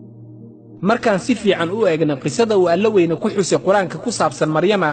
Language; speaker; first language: Somali; native; Somali